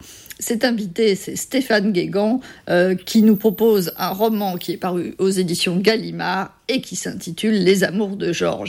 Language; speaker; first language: French; native; French